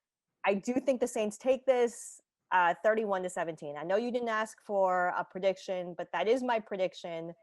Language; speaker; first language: English; native; English